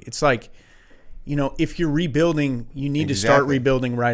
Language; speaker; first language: English; native; English